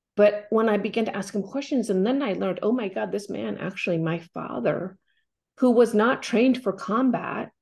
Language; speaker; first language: English; native; English